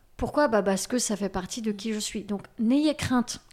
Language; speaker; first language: French; native; French